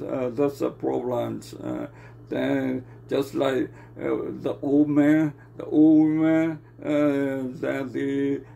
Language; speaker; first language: English; non-native, learner; Burmese